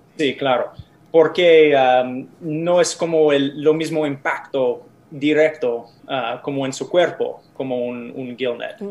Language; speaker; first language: Spanish; non-native, learner; English